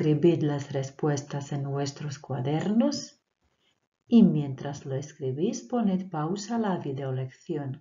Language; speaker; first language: Spanish; non-native, fluent; Croatian